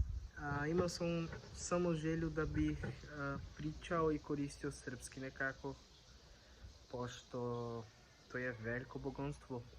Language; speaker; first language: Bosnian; non-native, learner; Portuguese